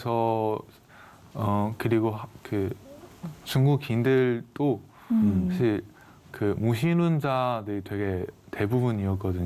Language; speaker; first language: Korean; non-native, fluent; Chinese